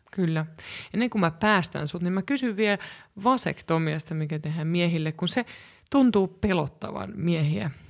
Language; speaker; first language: Finnish; native; Finnish